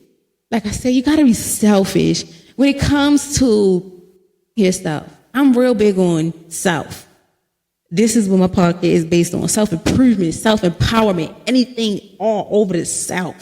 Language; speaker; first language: English; native; English